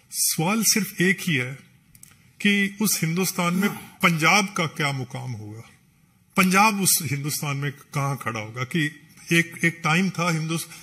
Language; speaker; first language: Hindi; non-native, local second language; Punjabi